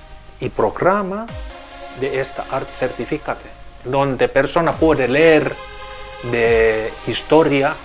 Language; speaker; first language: Spanish; non-native, learner; Finnish